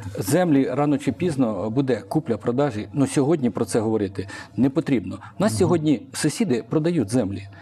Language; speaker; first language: Ukrainian; non-native, local second language; Russian